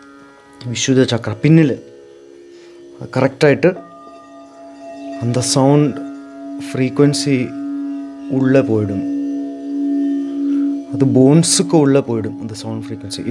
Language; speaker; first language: Tamil; non-native, learner; Malayalam